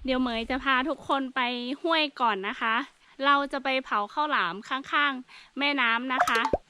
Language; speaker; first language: Thai; non-native, local second language; Iu Mien